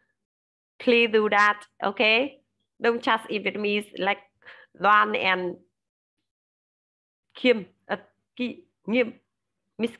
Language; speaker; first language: English; non-native, learner; Vietnamese